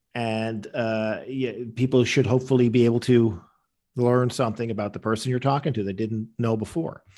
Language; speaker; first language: English; native; English